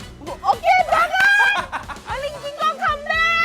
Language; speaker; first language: Indonesian; non-native, fluent; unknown